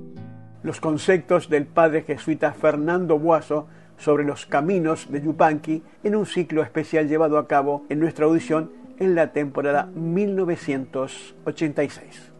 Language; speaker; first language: Spanish; native; Spanish